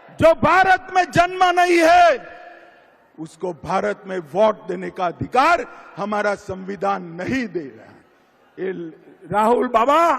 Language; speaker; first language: Hindi; native; Hindi